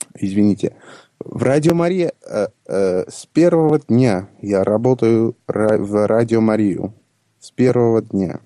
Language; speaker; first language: Russian; non-native, local second language; Armenian